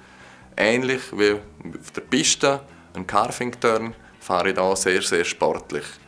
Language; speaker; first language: German; native; German